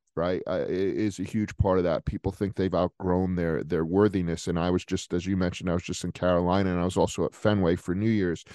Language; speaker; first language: English; native; English